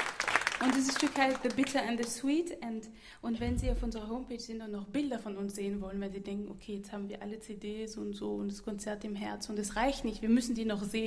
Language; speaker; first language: German; non-native, fluent; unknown